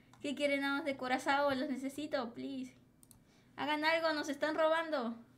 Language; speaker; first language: Spanish; native; Spanish